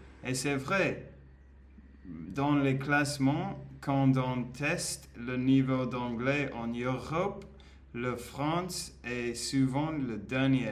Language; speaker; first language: French; non-native, learner; Spanish